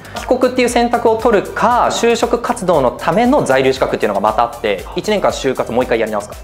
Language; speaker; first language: Japanese; native; Japanese